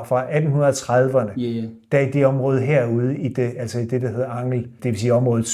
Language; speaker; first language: Danish; native; Danish